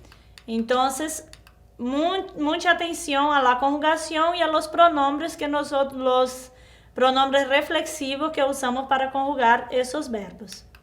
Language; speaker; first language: Spanish; non-native, fluent; Portuguese